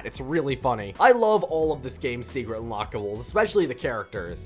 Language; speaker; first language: English; native; English